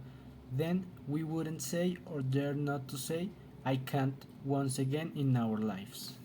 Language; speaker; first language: English; non-native, learner; Spanish